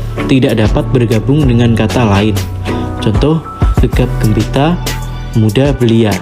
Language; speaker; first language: Indonesian; native; Indonesian